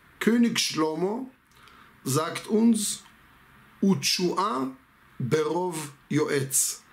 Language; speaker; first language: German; non-native, fluent; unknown